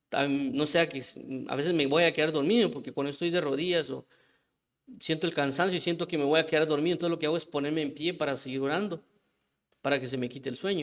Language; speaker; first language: Spanish; native; Spanish